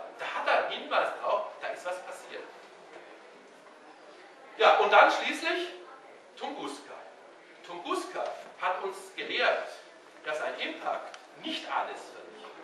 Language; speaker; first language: German; native; German